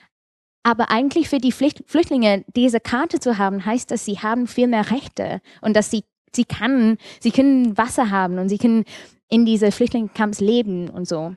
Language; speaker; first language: German; non-native, fluent; English